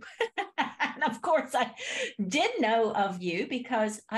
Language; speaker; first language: English; native; English